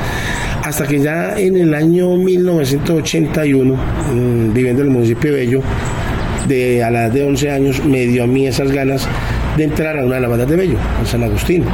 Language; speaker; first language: Spanish; native; Spanish